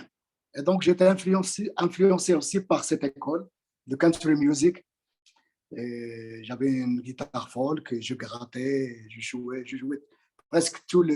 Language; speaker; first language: French; non-native, local second language; Arabic